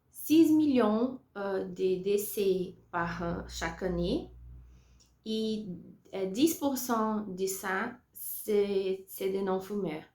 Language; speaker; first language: French; non-native, learner; Portuguese